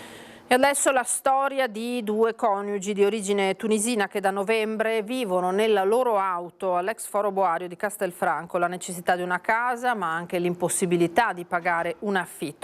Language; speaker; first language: Italian; native; Italian